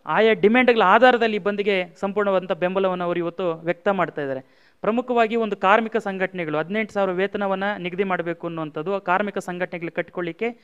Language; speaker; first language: Kannada; native; Kannada